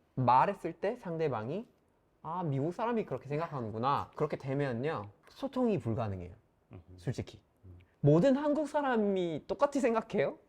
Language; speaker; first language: Korean; non-native, fluent; English